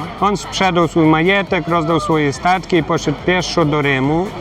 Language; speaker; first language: Polish; non-native, learner; Ukrainian